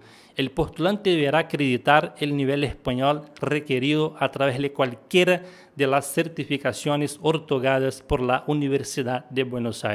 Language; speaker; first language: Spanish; non-native, fluent; Portuguese